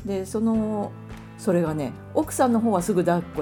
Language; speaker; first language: Japanese; native; Japanese